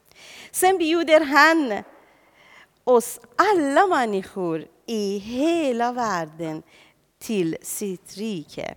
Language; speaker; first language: Swedish; non-native, fluent; Persian